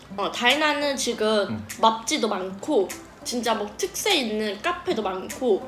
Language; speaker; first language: Korean; non-native, learner; Chinese